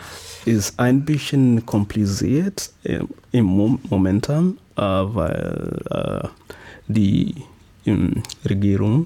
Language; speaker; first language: German; non-native, learner; Swahili